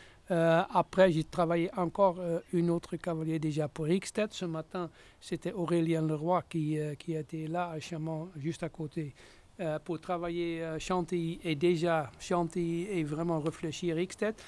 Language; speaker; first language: French; non-native, fluent; Dutch